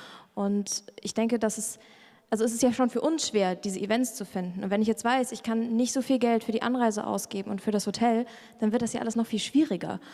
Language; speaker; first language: German; native; German